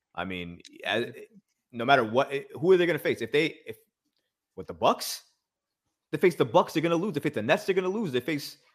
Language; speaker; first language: English; native; English